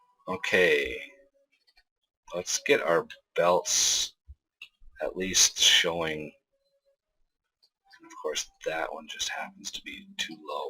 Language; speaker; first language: English; native; English